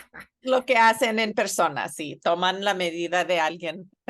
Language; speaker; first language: Spanish; non-native, fluent; English